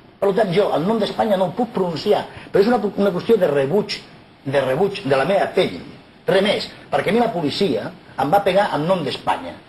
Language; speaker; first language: Catalan; non-native, local second language; Spanish